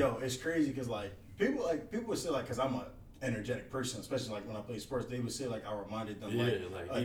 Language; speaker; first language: English; native; English